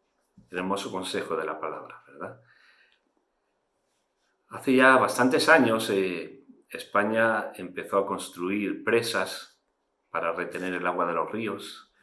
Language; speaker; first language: Spanish; native; Spanish